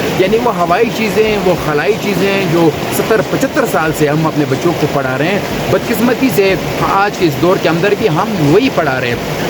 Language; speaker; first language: Urdu; non-native, local second language; Pashto